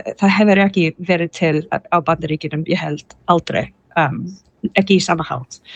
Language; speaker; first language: Icelandic; non-native, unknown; English